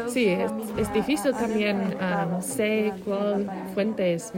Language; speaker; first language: Spanish; non-native, fluent; English